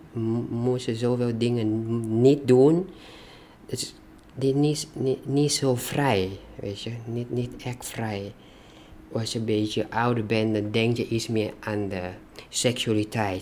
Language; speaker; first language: Dutch; non-native, learner; Thai